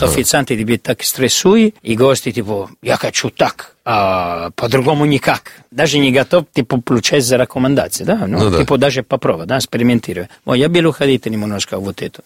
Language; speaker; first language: Russian; non-native, learner; Italian